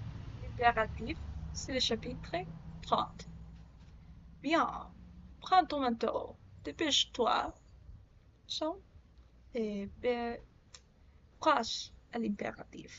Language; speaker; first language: French; non-native, learner; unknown